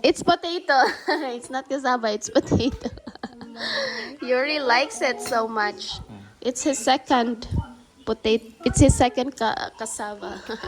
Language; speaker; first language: English; non-native, local second language; Cebuano